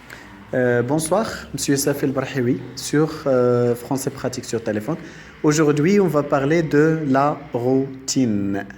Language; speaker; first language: French; non-native, local second language; Arabic